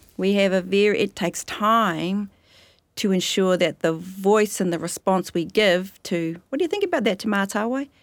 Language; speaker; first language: English; native; English